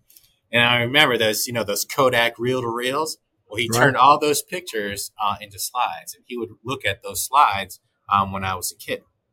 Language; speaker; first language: English; native; English